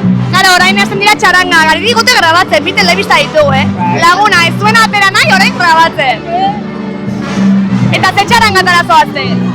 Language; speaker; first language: Basque; native; Basque